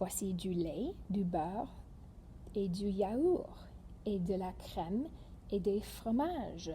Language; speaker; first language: French; non-native, fluent; English